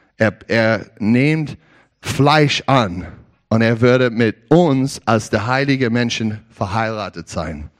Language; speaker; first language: German; non-native, learner; English